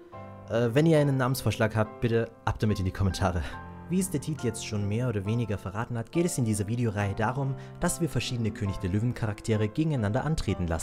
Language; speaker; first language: German; native; German